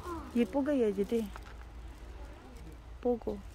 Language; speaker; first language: Korean; non-native, learner; Filipino